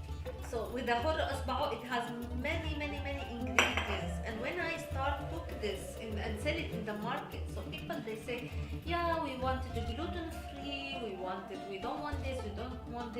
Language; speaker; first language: English; non-native, learner; Arabic